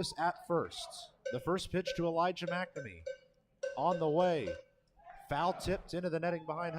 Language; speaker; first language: English; native; English